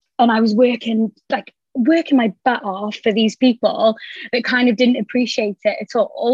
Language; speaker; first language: English; native; English